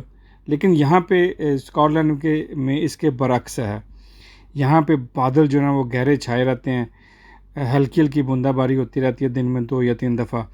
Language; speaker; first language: Urdu; native; Urdu